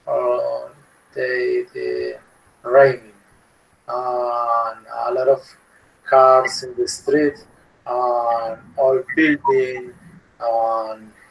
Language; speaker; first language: English; non-native, learner; Spanish